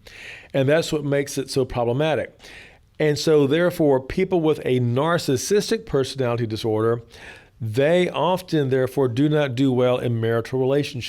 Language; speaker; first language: English; native; English